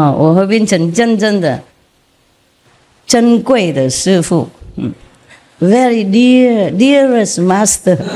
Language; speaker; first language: Chinese; non-native, fluent; Vietnamese